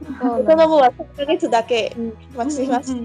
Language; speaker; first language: Japanese; non-native, learner; Vietnamese